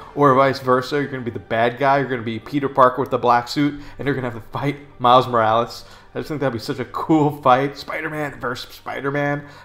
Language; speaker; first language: English; native; English